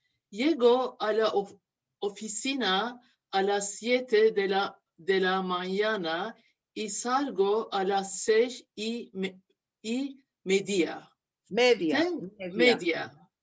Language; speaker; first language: Spanish; non-native, learner; English